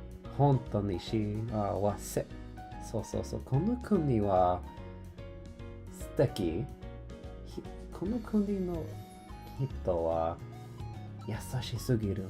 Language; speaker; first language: Japanese; non-native, learner; English